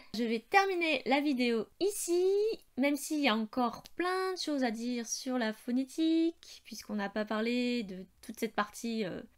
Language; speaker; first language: French; native; French